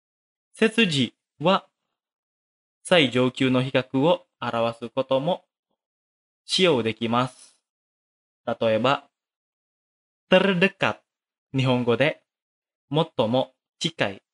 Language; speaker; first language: Japanese; non-native, fluent; Indonesian